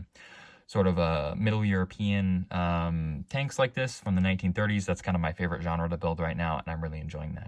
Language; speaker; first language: English; native; English